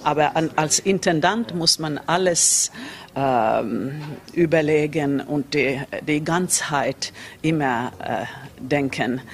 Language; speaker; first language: German; non-native, learner; Finnish